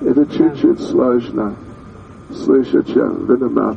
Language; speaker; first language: Russian; non-native, learner; English